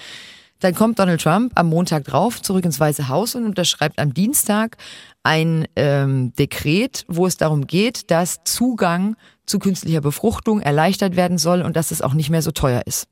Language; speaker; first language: German; native; German